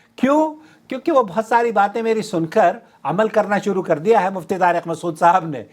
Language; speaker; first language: Urdu; native; Urdu